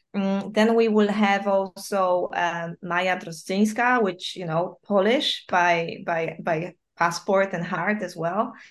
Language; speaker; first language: English; non-native, fluent; Polish